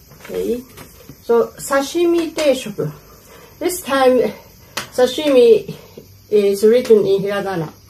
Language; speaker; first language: English; non-native, fluent; Japanese